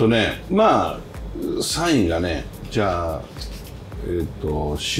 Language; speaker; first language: Japanese; native; Japanese